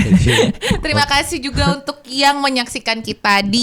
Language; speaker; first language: Indonesian; native; Indonesian